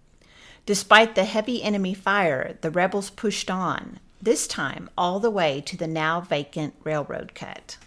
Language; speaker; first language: English; native; English